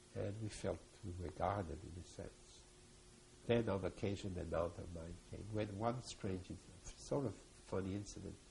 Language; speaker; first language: English; early bilingual, other home language; French